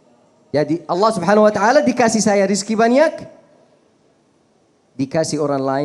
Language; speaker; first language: Indonesian; non-native, fluent; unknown